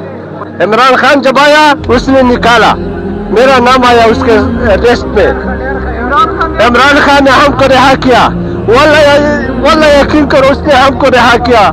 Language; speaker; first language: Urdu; non-native, local second language; Pashto